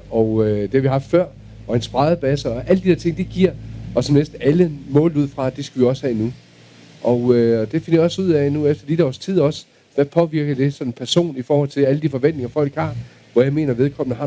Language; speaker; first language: Danish; native; Danish